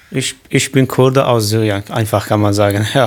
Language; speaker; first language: German; non-native, learner; Kurdish